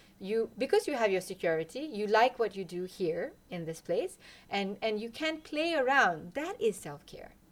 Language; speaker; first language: English; non-native, local second language; Malay